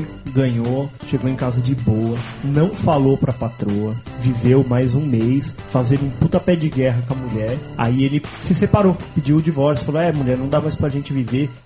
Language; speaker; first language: Portuguese; native; Portuguese